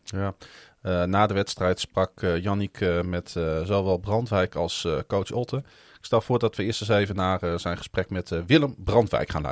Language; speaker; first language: Dutch; native; Dutch